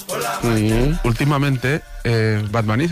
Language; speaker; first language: Spanish; native; Spanish